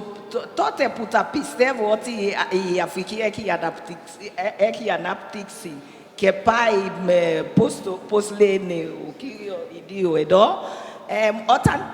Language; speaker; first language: Greek; non-native, learner; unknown